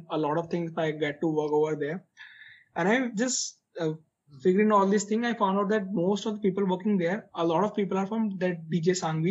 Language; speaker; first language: English; non-native, local second language; Hindi